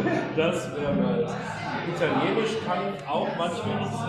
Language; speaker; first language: German; early bilingual, other home language; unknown